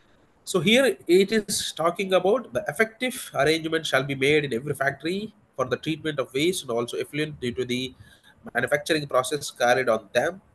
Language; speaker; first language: English; non-native, local second language; Telugu